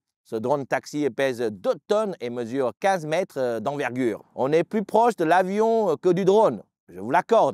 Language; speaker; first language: French; native; French